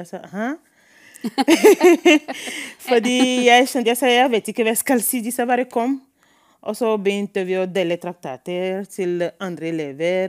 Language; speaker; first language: Norwegian; non-native, fluent; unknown